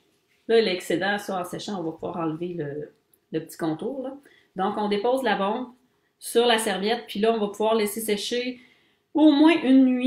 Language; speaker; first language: French; native; French